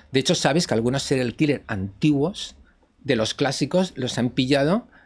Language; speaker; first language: Spanish; native; Spanish